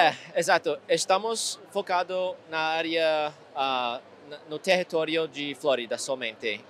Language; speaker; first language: Portuguese; non-native, fluent; English